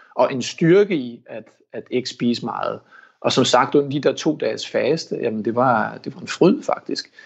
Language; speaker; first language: Danish; early bilingual, heritage; Danish